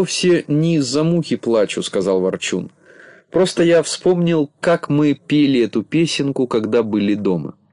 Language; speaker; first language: Russian; native; Russian